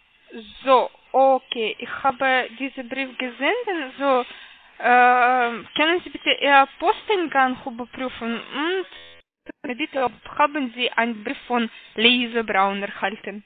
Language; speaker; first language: German; non-native, learner; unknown